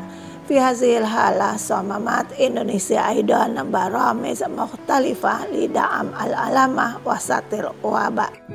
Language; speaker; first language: Arabic; non-native, fluent; Indonesian